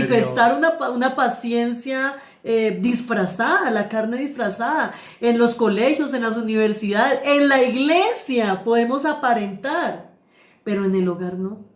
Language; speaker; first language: Spanish; native; Spanish